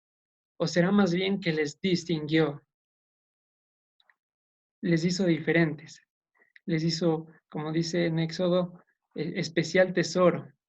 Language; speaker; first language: Spanish; native; Spanish